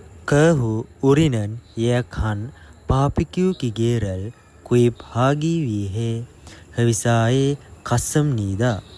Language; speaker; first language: Korean; non-native, learner; Sinhala